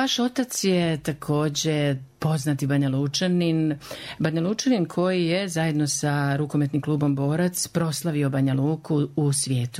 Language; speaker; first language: Serbian; native; Serbian